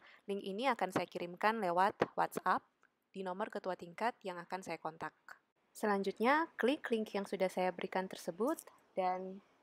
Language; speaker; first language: Indonesian; native; Indonesian